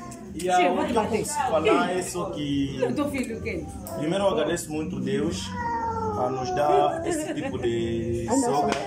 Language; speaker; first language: Portuguese; non-native, learner; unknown